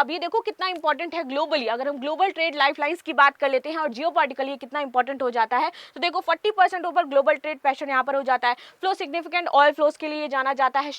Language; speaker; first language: Hindi; native; Hindi